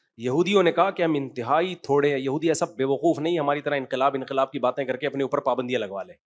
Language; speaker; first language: Urdu; native; Urdu